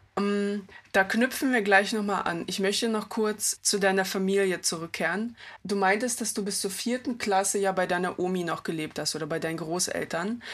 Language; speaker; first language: German; early bilingual, other home language; Russian